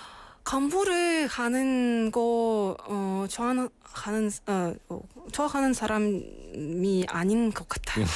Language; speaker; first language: Korean; non-native, learner; Russian